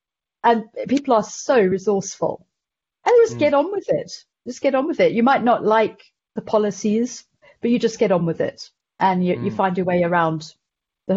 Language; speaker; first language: English; native; English